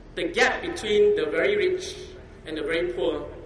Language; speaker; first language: English; non-native, local second language; Chinese